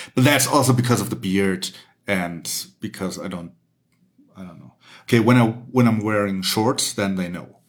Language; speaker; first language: English; non-native, fluent; German